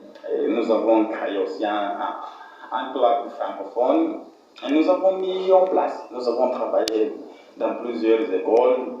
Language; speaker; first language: French; non-native, fluent; Portuguese